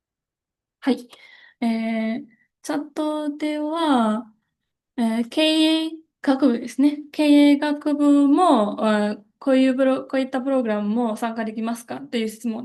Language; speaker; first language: Japanese; non-native, fluent; Indonesian